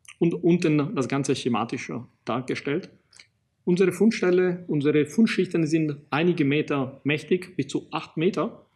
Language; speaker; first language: German; non-native, fluent; Italian